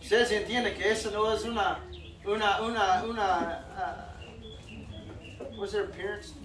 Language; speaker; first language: Spanish; non-native, fluent; English